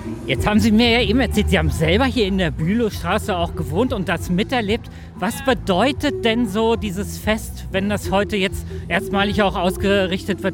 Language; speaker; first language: German; native; German